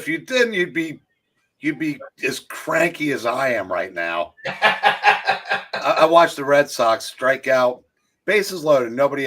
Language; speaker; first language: English; native; English